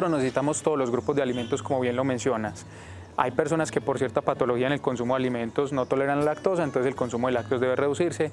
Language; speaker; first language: Spanish; native; Spanish